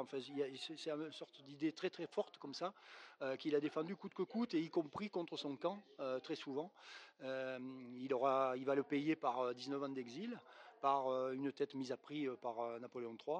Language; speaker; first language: French; native; French